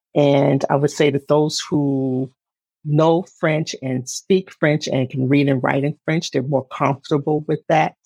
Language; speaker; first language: English; native; English